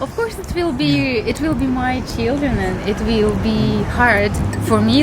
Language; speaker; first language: English; non-native, learner; Russian